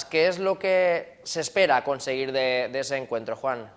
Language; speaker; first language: Spanish; native; Spanish